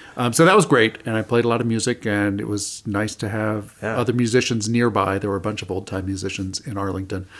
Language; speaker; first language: English; native; English